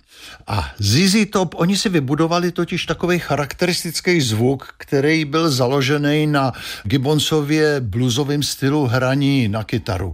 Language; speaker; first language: Czech; native; Czech